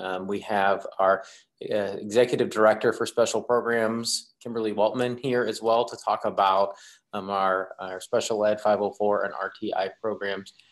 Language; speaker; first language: English; native; English